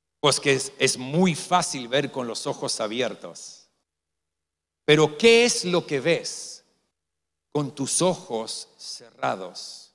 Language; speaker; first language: Spanish; non-native, fluent; English